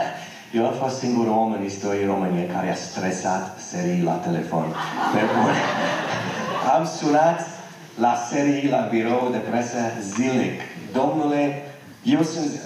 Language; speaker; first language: Romanian; non-native, fluent; English